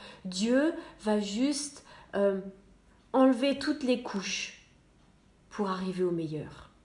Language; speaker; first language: French; native; French